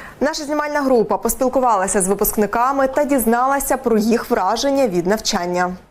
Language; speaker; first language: Ukrainian; native; Ukrainian